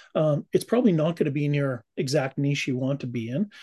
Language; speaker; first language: English; native; English